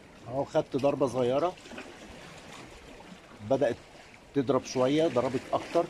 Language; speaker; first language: Arabic; native; Arabic